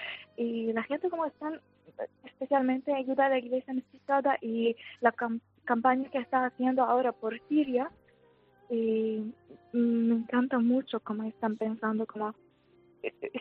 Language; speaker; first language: Spanish; non-native, fluent; Arabic